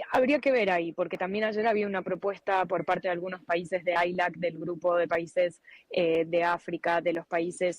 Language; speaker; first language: Spanish; native; Spanish